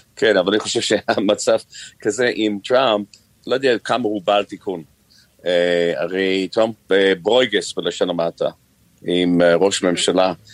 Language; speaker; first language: Hebrew; non-native, fluent; English